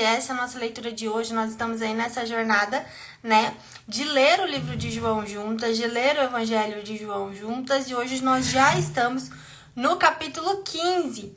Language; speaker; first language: Portuguese; native; Portuguese